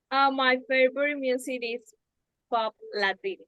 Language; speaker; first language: English; non-native, learner; Spanish